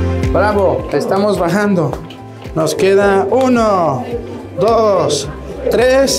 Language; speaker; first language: Spanish; native; Spanish